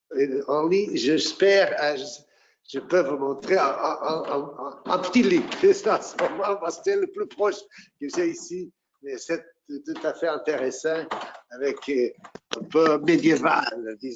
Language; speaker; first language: French; non-native, fluent; Portuguese